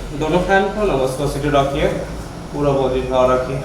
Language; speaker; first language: Hindi; non-native, local second language; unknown